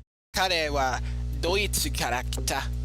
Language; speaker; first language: Japanese; non-native, learner; English